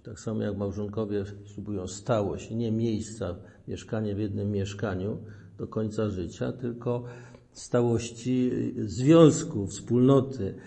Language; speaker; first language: Polish; native; Polish